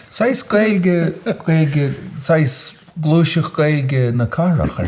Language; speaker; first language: Irish; native; Irish